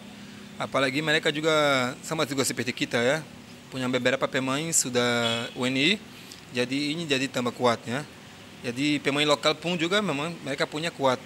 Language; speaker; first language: Indonesian; non-native, fluent; Portuguese